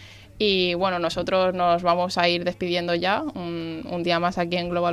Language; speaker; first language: Spanish; native; Spanish